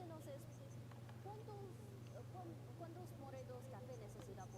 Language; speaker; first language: Spanish; non-native, learner; Chinese